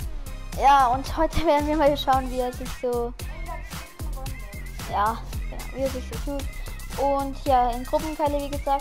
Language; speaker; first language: German; native; German